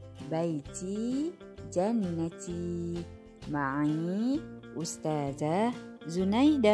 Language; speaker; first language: Arabic; non-native, fluent; Malay